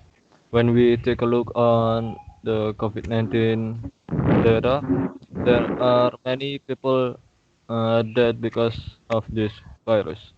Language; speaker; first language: English; non-native, learner; Indonesian